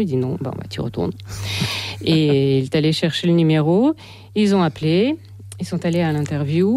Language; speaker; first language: French; non-native, fluent; Russian